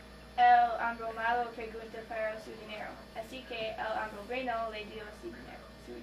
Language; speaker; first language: Spanish; non-native, learner; English